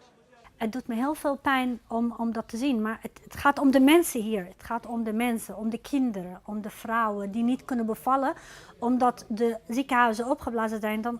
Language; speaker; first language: Dutch; non-native, fluent; Arabic